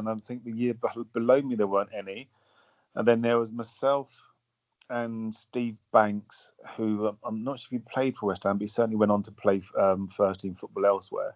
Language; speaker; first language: English; native; English